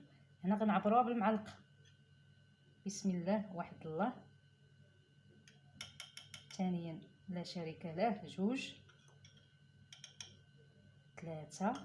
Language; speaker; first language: Arabic; native; Arabic